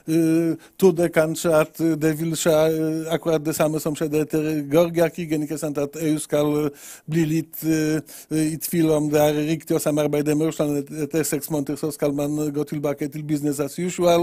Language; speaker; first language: Norwegian; non-native, fluent; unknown